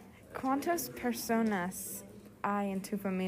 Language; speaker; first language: Spanish; non-native, learner; English